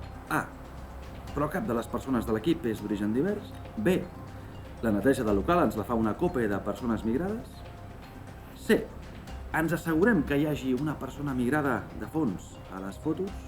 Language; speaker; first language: Catalan; native; Catalan